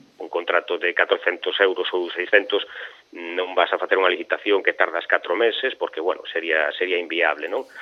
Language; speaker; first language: Galician; native; Galician